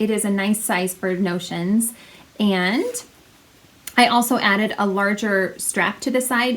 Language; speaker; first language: English; native; English